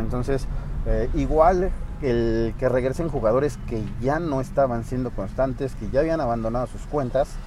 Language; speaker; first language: Spanish; native; Spanish